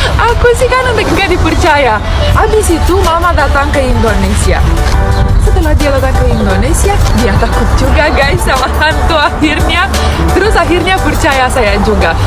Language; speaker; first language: Indonesian; non-native, fluent; Russian